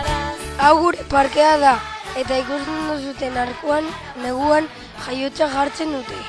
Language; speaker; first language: Basque; non-native, local second language; Spanish